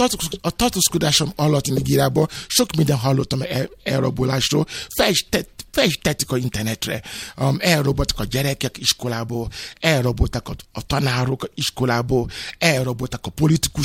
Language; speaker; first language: Hungarian; non-native, fluent; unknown